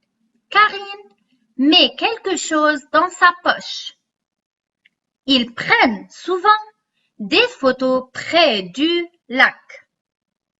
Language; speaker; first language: French; non-native, local second language; Arabic